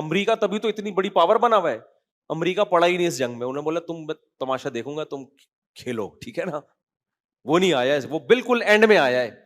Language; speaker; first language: Urdu; native; Urdu